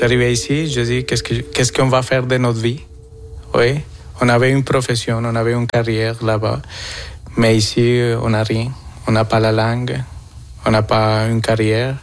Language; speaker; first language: French; non-native, fluent; Spanish